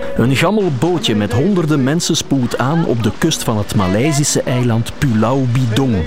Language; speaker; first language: Dutch; native; Dutch